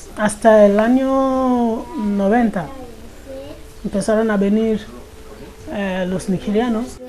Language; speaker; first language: Spanish; non-native, fluent; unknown